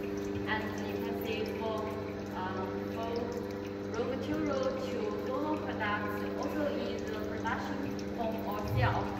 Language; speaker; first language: English; non-native, learner; Chinese